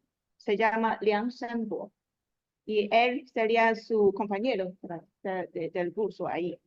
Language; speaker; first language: Spanish; non-native, learner; Chinese